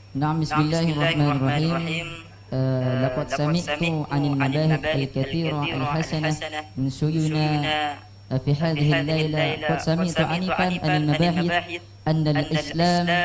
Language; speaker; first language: Arabic; non-native, fluent; Madurese